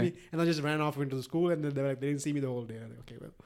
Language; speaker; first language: English; non-native, local second language; Sinhala